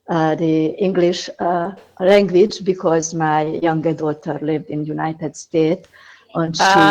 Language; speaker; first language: English; non-native, learner; Hungarian